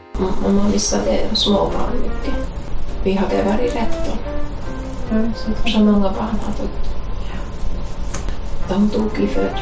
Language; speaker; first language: Swedish; non-native, learner; Finnish